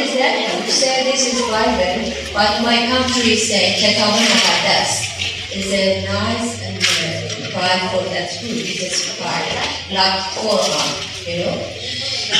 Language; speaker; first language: English; non-native, learner; Persian